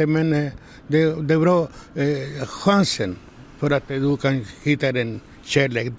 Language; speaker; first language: Swedish; non-native, learner; Spanish